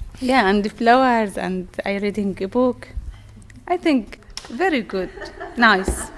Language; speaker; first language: English; non-native, learner; Arabic